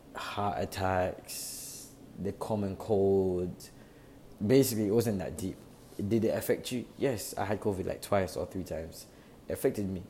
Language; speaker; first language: English; native; English